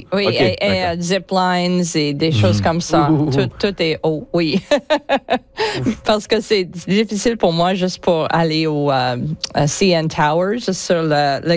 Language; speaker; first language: French; non-native, learner; English